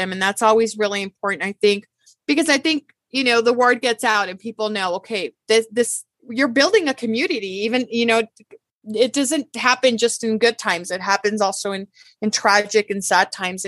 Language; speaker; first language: English; early bilingual, other home language; Spanish